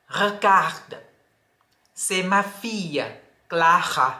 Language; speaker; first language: French; non-native, fluent; Thai